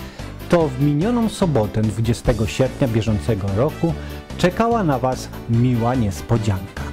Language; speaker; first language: Polish; native; Polish